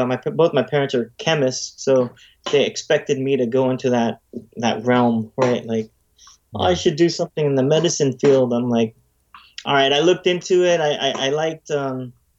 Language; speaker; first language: English; native; English